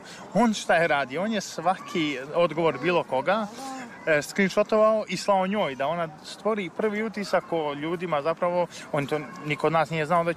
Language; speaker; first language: Serbian; native; Serbian